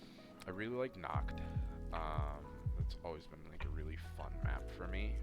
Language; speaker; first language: English; native; English